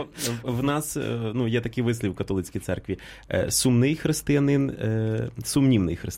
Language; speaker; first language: Ukrainian; native; Ukrainian